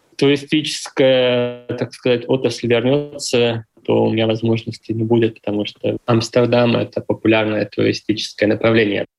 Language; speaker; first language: Russian; native; Russian